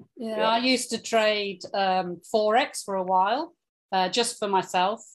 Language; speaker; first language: English; native; English